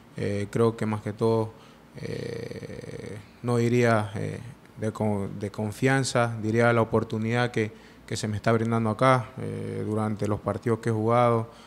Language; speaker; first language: Spanish; native; Spanish